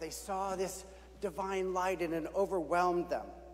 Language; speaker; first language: English; native; English